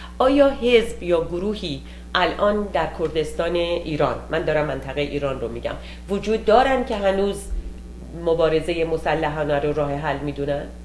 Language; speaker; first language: Persian; native; Persian